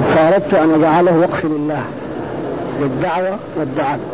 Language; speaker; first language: Arabic; native; Arabic